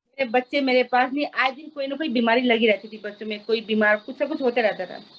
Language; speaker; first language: Hindi; non-native, local second language; Nepali